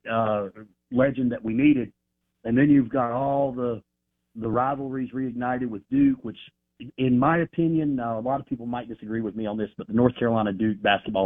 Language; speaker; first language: English; native; English